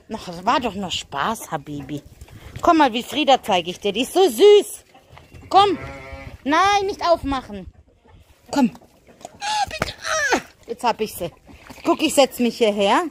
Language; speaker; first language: German; native; German